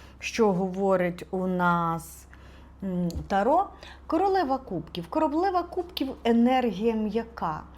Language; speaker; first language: Ukrainian; non-native, local second language; Russian